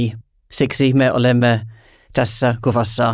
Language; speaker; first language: Finnish; non-native, learner; English